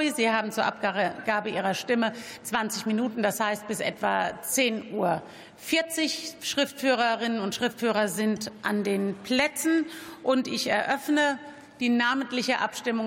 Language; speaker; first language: German; native; German